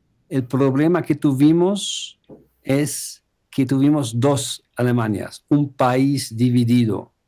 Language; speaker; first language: Spanish; non-native, fluent; German